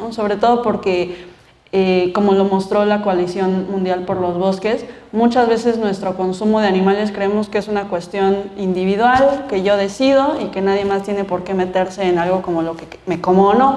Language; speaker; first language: Spanish; native; Spanish